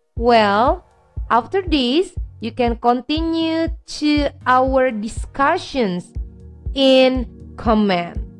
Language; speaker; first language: English; non-native, fluent; Indonesian